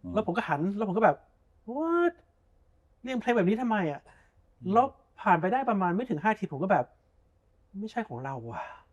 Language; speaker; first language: Thai; early bilingual, heritage; Thai